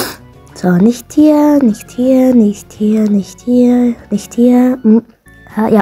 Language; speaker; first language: German; non-native, learner; Arabic